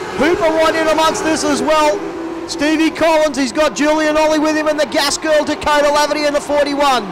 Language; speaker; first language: English; native; English